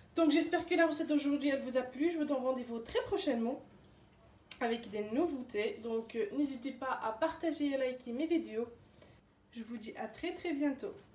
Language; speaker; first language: French; non-native, local second language; Arabic